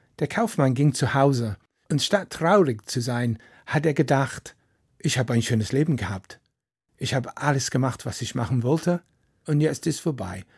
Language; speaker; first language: German; non-native, fluent; English